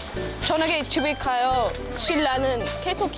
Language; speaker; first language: Korean; non-native, learner; Amharic